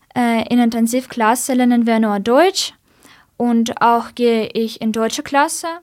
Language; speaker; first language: German; non-native, learner; Ukrainian